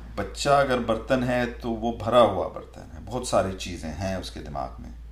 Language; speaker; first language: Hindi; native; Hindi